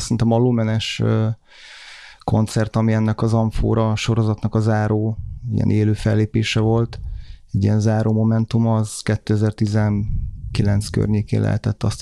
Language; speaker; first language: Hungarian; native; Hungarian